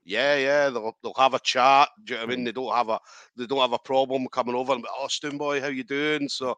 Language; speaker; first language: English; native; English